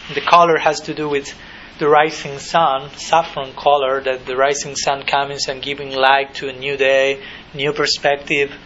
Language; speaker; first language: English; non-native, fluent; Spanish